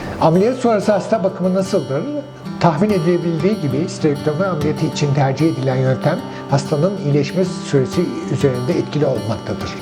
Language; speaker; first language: Turkish; native; Turkish